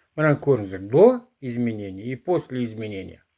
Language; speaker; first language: Russian; non-native, local second language; Kazakh